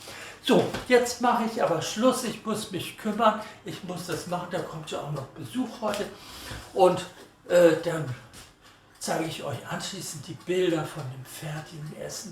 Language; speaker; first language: German; native; German